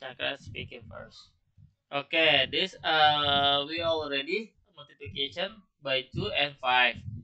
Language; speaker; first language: English; non-native, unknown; Indonesian